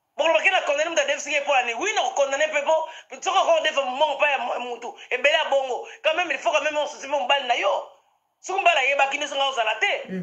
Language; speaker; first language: Lingala; non-native, local second language; Kongo